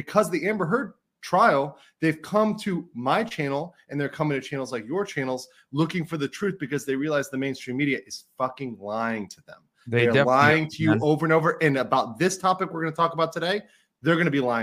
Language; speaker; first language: English; native; English